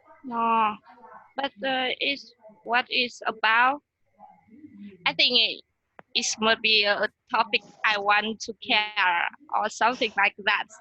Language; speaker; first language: English; non-native, learner; Vietnamese